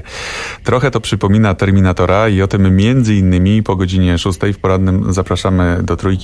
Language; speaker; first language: Polish; native; Polish